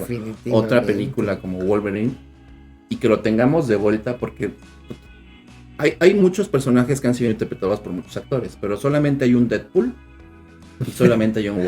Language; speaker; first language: Spanish; native; Spanish